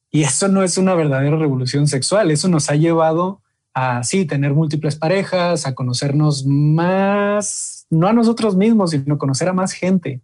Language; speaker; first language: Spanish; native; Spanish